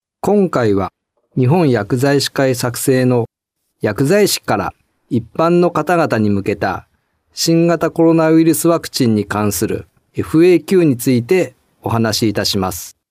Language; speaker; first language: Japanese; native; Japanese